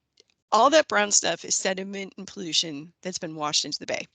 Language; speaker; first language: English; native; English